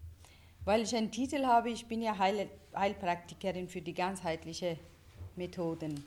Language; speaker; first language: German; non-native, fluent; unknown